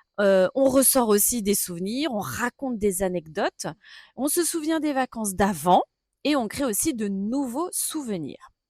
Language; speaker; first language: French; native; French